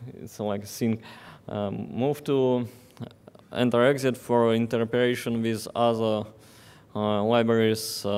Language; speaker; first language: English; non-native, fluent; Russian